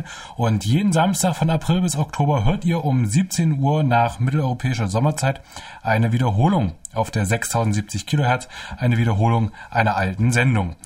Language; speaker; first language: German; native; German